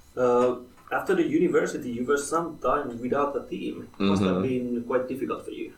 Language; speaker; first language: English; non-native, fluent; Finnish